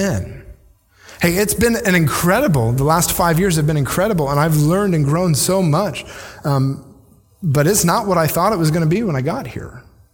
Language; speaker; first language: English; native; English